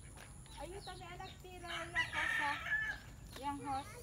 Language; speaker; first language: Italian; non-native, learner; Filipino